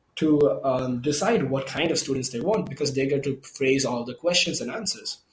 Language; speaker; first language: English; non-native, local second language; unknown